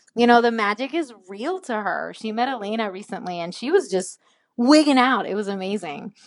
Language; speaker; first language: English; non-native, fluent; Spanish